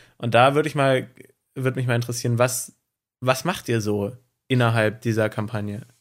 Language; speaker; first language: German; native; German